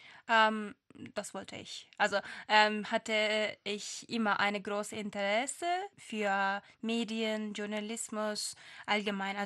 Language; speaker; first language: German; non-native, fluent; Turkish